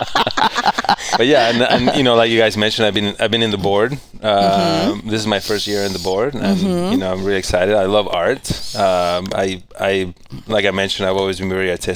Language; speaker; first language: English; non-native, fluent; Spanish